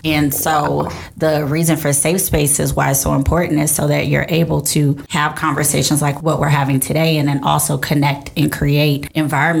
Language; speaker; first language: English; native; English